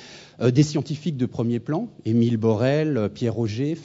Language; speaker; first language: French; native; French